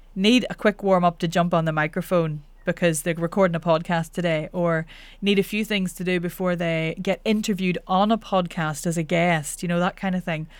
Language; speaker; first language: English; native; English